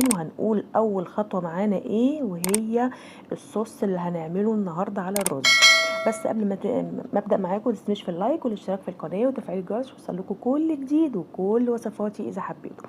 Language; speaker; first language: Arabic; native; Arabic